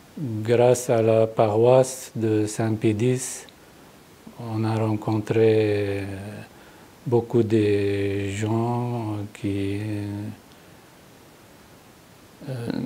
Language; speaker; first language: French; non-native, fluent; Arabic